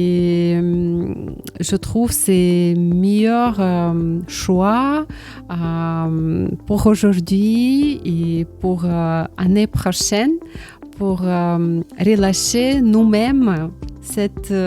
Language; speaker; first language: French; non-native, learner; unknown